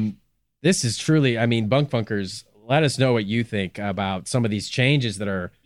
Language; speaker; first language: English; native; English